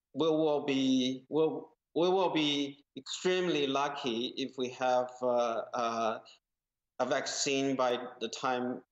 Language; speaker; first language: English; non-native, fluent; Chinese